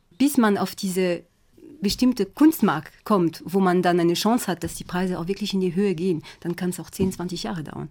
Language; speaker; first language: German; non-native, fluent; French